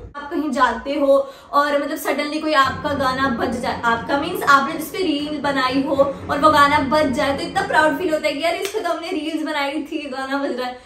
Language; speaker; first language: Hindi; non-native, local second language; Punjabi